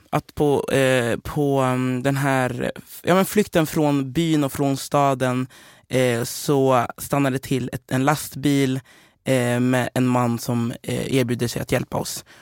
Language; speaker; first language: Swedish; early bilingual, other home language; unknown